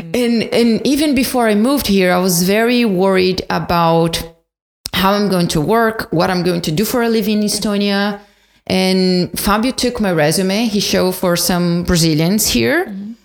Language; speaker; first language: English; non-native, fluent; Portuguese